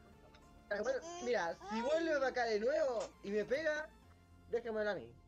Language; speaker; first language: Spanish; native; Spanish